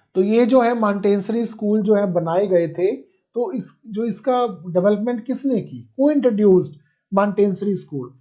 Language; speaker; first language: Hindi; non-native, local second language; Punjabi